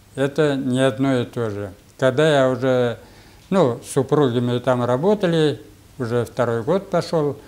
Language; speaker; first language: Russian; non-native, local second language; Bashkir